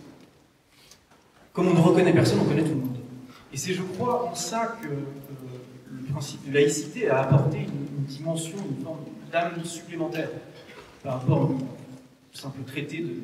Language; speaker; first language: French; native; French